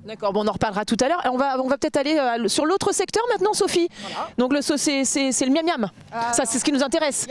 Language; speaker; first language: French; native; French